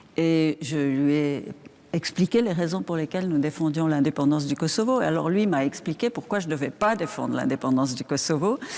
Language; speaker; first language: French; native; French